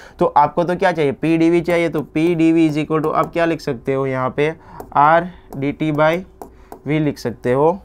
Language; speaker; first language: Hindi; non-native, local second language; Gujarati